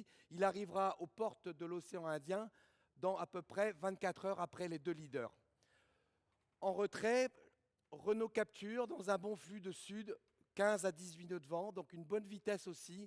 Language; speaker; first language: French; native; French